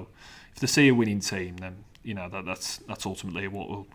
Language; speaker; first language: English; native; English